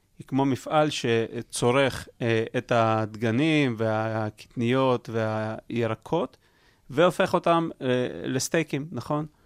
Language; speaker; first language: Hebrew; early bilingual, other home language; Russian